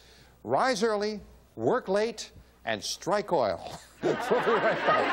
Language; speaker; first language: English; native; English